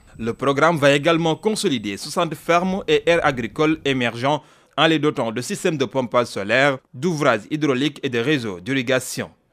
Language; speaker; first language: French; non-native, local second language; Wolof